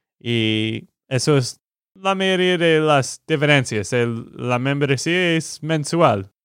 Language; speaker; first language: Spanish; non-native, learner; English